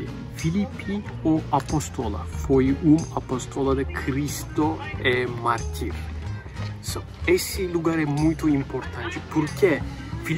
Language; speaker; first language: Portuguese; non-native, learner; Turkish